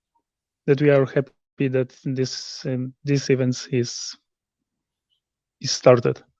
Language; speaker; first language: English; non-native, learner; Polish